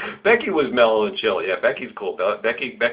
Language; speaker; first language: English; native; English